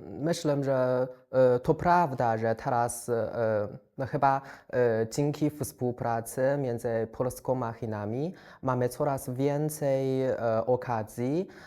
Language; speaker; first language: Polish; non-native, fluent; Chinese